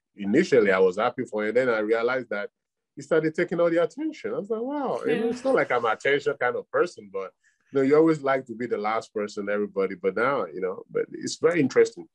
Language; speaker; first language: English; non-native, local second language; Yoruba